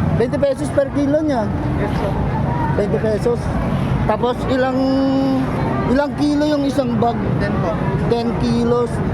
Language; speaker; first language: Filipino; non-native, local second language; Iloko